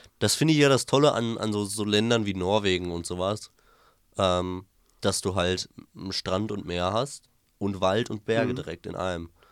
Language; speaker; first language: German; native; German